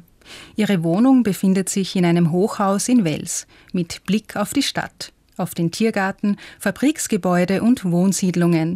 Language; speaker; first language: German; native; German